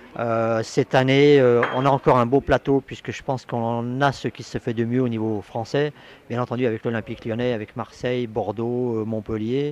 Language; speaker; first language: French; native; French